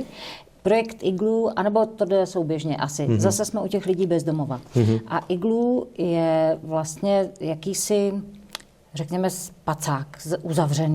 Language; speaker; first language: Czech; native; Czech